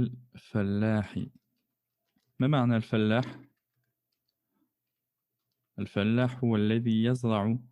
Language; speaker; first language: Arabic; non-native, fluent; French